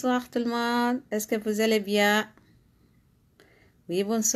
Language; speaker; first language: French; non-native, learner; Arabic